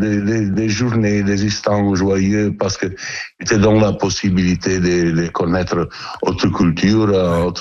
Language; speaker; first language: French; non-native, learner; Italian